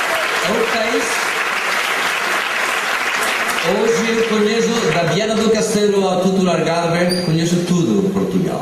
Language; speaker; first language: Portuguese; non-native, learner; Spanish